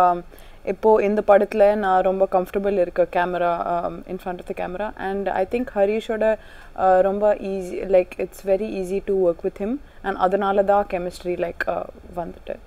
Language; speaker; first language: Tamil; non-native, learner; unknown